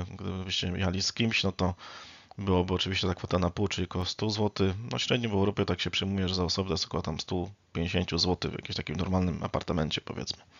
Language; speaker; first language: Polish; native; Polish